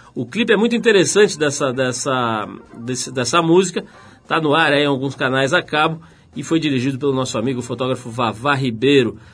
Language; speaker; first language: Portuguese; native; Portuguese